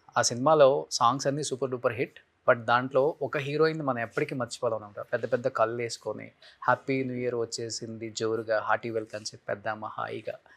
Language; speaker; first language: Telugu; native; Telugu